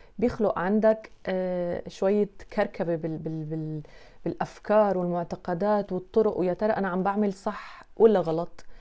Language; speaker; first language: Arabic; native; Arabic